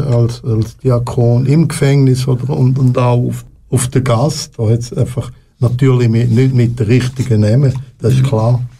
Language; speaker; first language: German; non-native, local second language; French